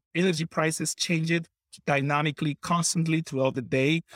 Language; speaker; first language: English; non-native, fluent; Spanish